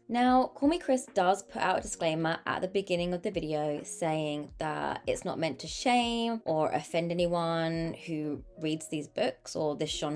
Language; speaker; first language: English; native; English